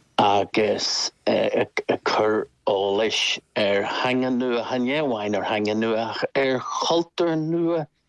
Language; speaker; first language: Irish; non-native, local second language; English